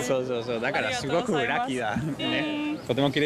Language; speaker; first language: Japanese; non-native, learner; Spanish